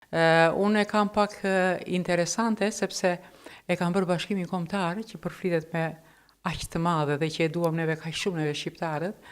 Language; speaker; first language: Albanian; native; Albanian